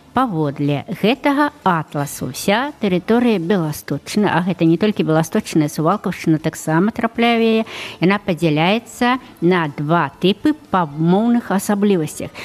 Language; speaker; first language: Belarusian; native; Belarusian